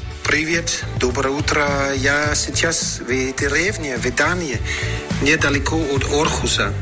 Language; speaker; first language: Russian; non-native, fluent; Danish